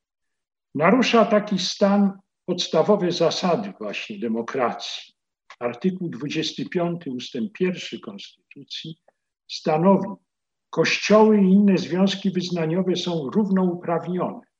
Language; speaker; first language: Polish; native; Polish